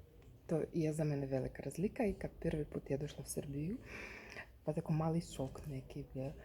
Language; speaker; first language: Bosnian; non-native, learner; Russian